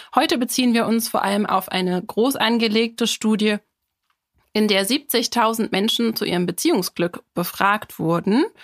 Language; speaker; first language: German; native; German